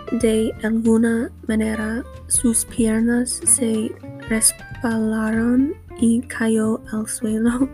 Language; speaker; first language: Spanish; non-native, learner; English